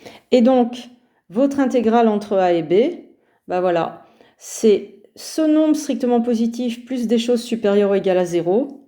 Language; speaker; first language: French; native; French